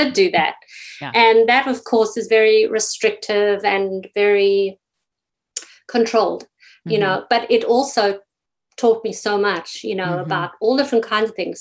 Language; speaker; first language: English; native; English